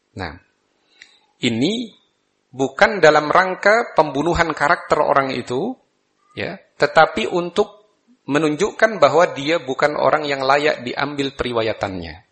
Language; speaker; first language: Malay; non-native, local second language; Javanese